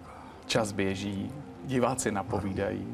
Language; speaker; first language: Czech; native; Czech